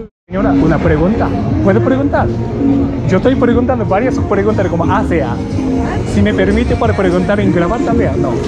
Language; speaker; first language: Spanish; non-native, learner; Japanese